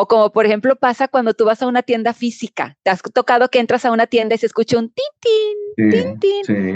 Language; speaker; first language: Spanish; native; Spanish